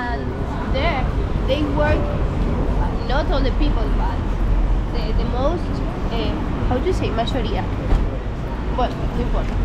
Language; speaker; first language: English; non-native, learner; Spanish